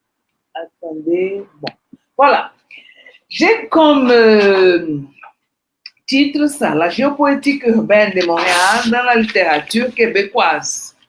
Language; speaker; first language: French; non-native, fluent; Portuguese